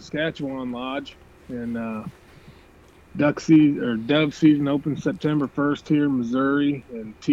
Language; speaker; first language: English; native; English